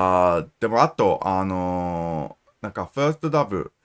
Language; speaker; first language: Japanese; non-native, learner; English